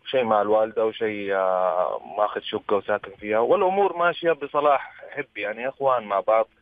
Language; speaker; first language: Arabic; native; Arabic